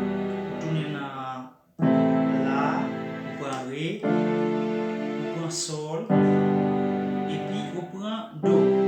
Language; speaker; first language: French; non-native, local second language; Haitian Creole